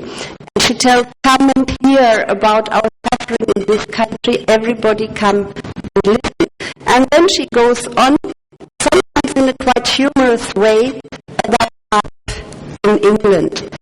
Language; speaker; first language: English; non-native, fluent; German